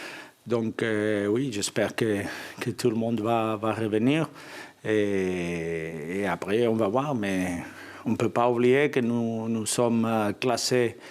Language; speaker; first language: French; non-native, fluent; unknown